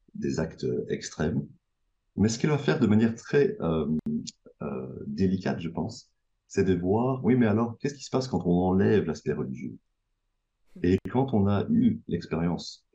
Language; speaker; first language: French; native; French